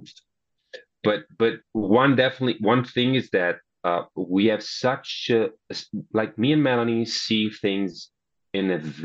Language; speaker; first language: English; non-native, fluent; Italian